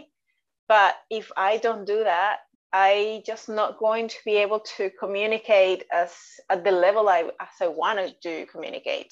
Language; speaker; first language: English; non-native, fluent; Spanish